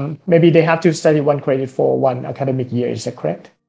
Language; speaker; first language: English; non-native, fluent; Thai